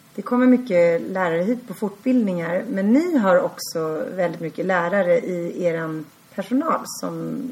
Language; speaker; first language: Swedish; native; Swedish